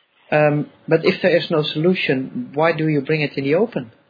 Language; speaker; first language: English; non-native, fluent; Dutch